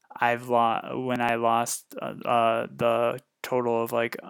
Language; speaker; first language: English; native; English